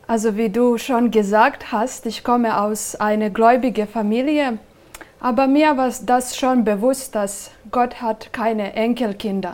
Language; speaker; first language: German; non-native, fluent; Serbian